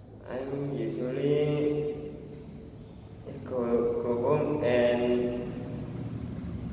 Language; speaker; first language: English; non-native, learner; Indonesian